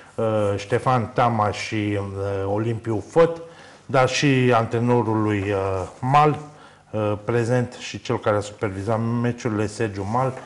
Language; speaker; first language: Romanian; native; Romanian